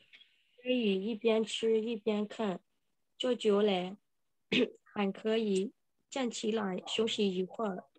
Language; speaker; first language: Chinese; non-native, learner; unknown